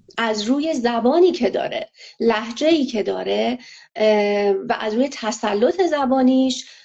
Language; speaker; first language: Persian; non-native, local second language; Azerbaijani